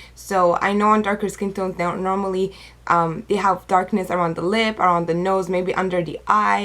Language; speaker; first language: English; native; English